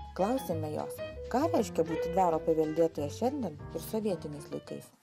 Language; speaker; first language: Lithuanian; native; Lithuanian